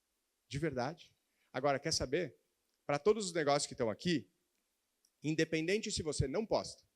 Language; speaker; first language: Portuguese; native; Portuguese